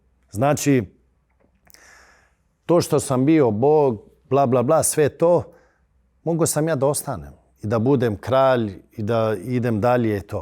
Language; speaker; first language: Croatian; early bilingual, heritage; Bosnian